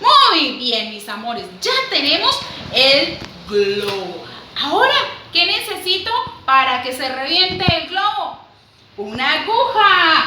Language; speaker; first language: Spanish; native; Spanish